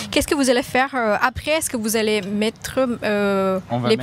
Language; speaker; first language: French; non-native, fluent; Indonesian